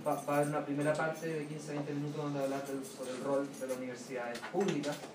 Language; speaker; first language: Spanish; native; Spanish